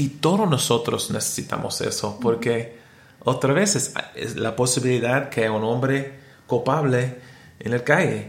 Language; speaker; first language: Spanish; non-native, learner; English